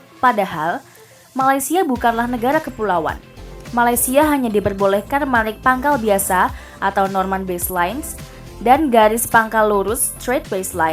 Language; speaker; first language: Indonesian; native; Indonesian